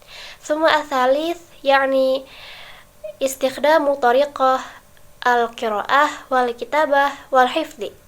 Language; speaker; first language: Arabic; non-native, learner; Indonesian